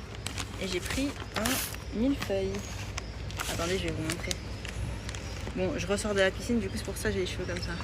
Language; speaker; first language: French; native; French